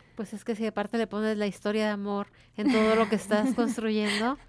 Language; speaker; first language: Spanish; native; Spanish